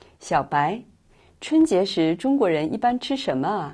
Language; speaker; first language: Chinese; non-native, fluent; Korean